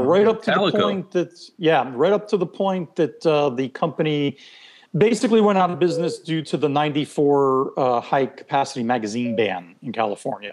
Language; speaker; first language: English; non-native, fluent; Hebrew